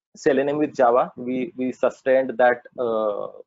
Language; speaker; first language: English; non-native, local second language; Marathi